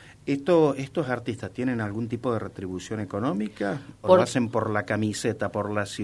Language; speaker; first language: Spanish; native; Spanish